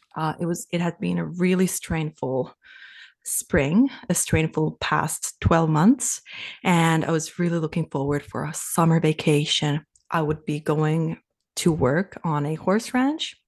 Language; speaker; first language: English; non-native, fluent; Finnish